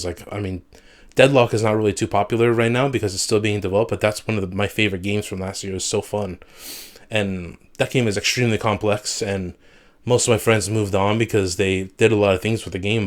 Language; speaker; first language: English; native; English